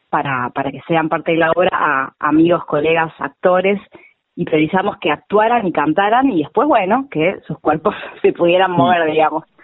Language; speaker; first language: Spanish; native; Spanish